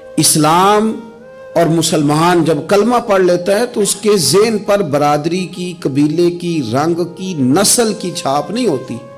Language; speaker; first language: Urdu; non-native, local second language; Punjabi